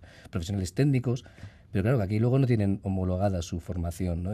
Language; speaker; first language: Spanish; native; Spanish